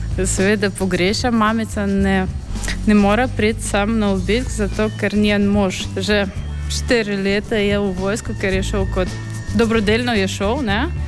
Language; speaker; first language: Slovenian; non-native, fluent; Ukrainian